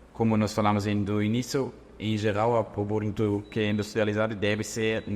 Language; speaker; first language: Portuguese; non-native, fluent; German